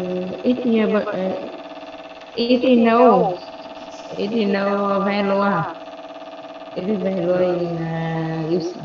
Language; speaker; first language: English; non-native, learner; Vietnamese